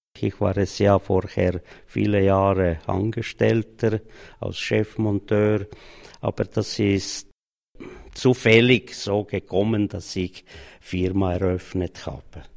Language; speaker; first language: German; non-native, fluent; Slovenian